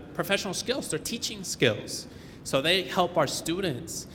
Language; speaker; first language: English; early bilingual, other home language; Spanish